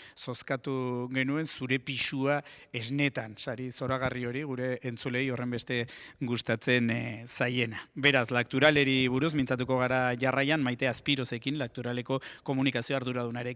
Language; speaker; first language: Basque; native; Basque